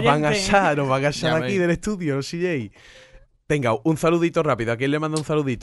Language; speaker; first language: Spanish; native; Spanish